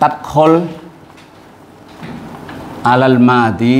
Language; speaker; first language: Arabic; non-native, fluent; Western Cham